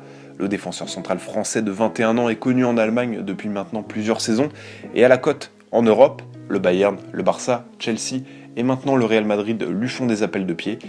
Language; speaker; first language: French; native; French